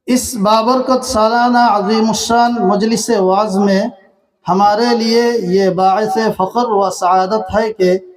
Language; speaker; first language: Urdu; non-native, fluent; Bangla